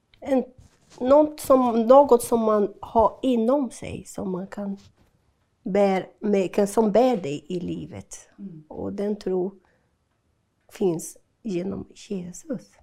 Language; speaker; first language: Swedish; non-native, fluent; Portuguese